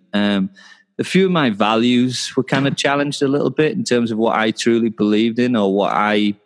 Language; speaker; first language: English; native; English